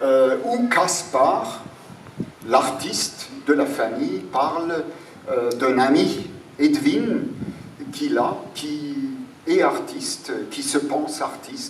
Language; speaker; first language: French; non-native, fluent; German